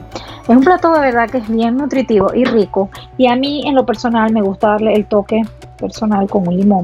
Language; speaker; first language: Spanish; native; Spanish